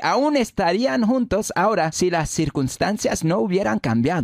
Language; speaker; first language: Spanish; non-native, fluent; English